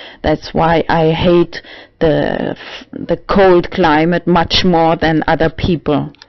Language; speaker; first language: English; non-native, learner; German